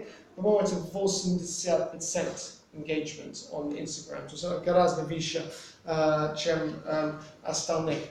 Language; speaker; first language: Russian; non-native, fluent; English